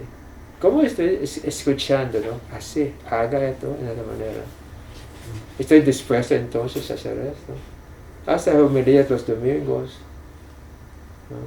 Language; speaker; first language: Spanish; non-native, fluent; English